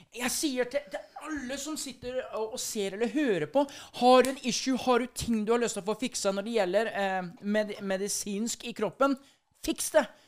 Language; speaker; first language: Norwegian; native; Norwegian